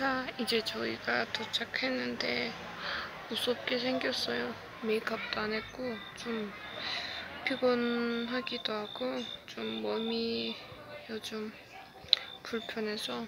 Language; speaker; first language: Korean; non-native, learner; Azerbaijani